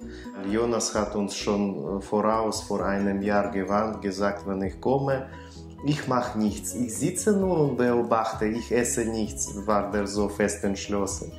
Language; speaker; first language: German; non-native, fluent; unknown